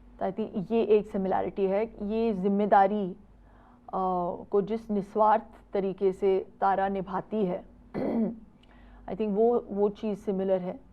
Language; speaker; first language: Hindi; non-native, local second language; Tulu